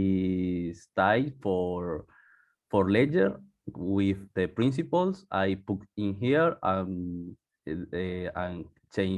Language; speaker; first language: English; non-native, learner; Spanish